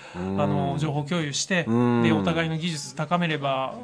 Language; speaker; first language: Japanese; native; Japanese